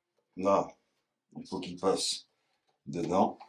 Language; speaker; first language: French; native; French